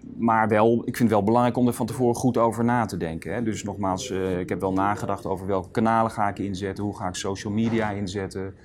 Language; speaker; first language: Dutch; native; Dutch